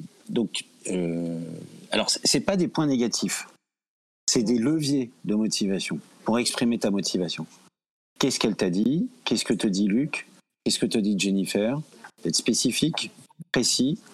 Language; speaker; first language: French; native; French